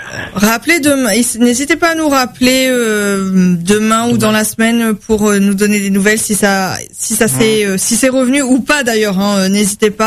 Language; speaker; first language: French; native; French